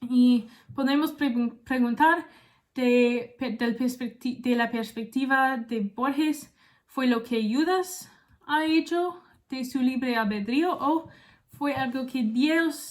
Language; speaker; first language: Spanish; non-native, learner; English